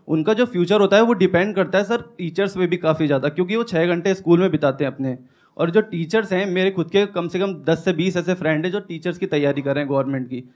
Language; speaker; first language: Hindi; native; Hindi